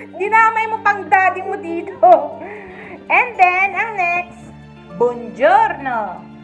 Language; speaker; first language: Filipino; native; Filipino